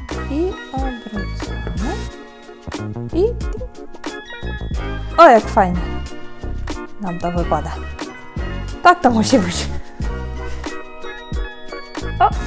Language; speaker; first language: Polish; non-native, fluent; Ukrainian